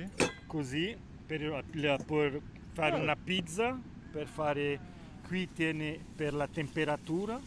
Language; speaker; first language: Italian; non-native, local second language; Spanish